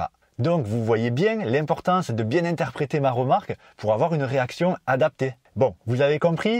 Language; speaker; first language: French; native; French